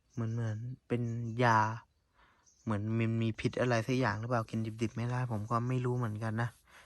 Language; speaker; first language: Thai; non-native, local second language; S'gaw Karen